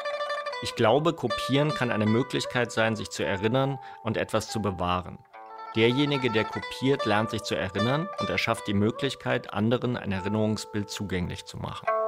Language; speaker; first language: German; native; German